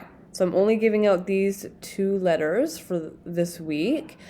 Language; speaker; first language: English; native; English